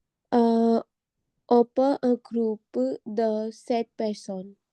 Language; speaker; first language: French; non-native, learner; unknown